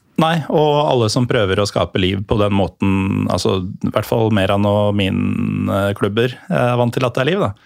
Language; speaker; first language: Norwegian; native; Norwegian